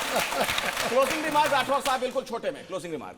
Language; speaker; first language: Hindi; native; Hindi